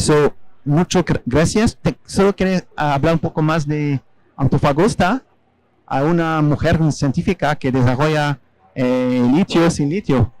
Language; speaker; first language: Spanish; non-native, fluent; French